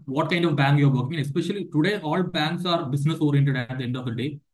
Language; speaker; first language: English; non-native, local second language; Malayalam